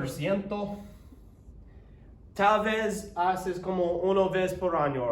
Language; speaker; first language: Spanish; non-native, learner; English